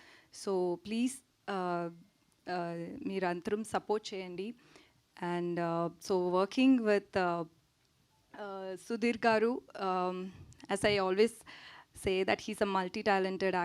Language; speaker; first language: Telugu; non-native, learner; Tamil